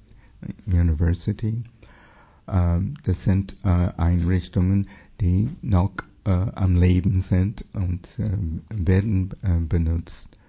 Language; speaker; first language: German; non-native, fluent; English